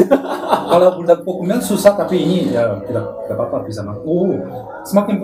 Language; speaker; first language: Indonesian; non-native, learner; Korean